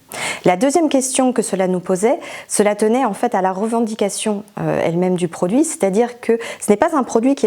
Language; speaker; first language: French; native; French